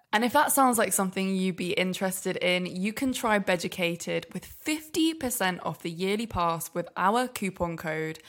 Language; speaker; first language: English; native; English